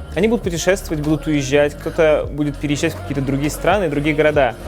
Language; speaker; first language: Russian; native; Russian